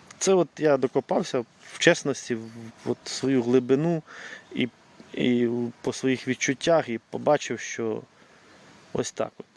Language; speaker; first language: Ukrainian; non-native, local second language; Russian